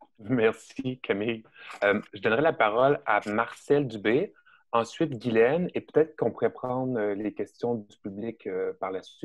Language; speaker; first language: French; native; French